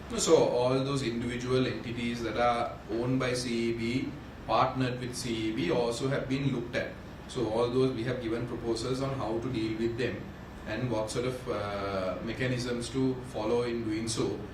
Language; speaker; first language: English; non-native, local second language; Sinhala